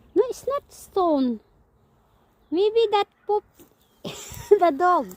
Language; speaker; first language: English; non-native, learner; Filipino